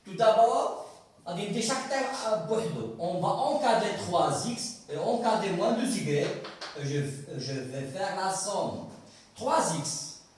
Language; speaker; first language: French; non-native, local second language; Arabic